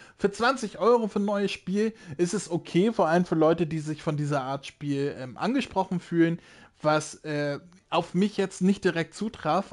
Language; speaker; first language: German; native; German